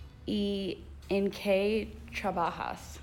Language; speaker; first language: Spanish; non-native, learner; English